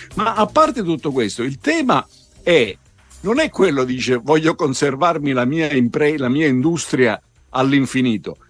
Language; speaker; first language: Italian; native; Italian